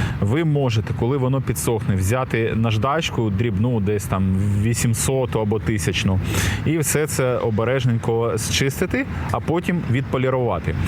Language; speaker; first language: Ukrainian; native; Ukrainian